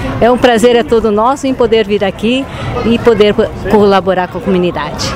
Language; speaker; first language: Portuguese; early bilingual, other home language; Japanese